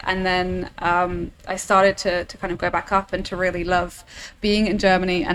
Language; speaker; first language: English; native; English